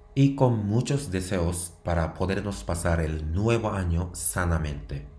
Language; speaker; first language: Spanish; non-native, fluent; Japanese